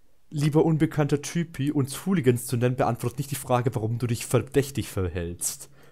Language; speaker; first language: German; native; German